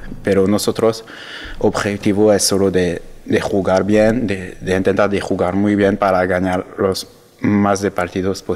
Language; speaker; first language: Spanish; non-native, learner; French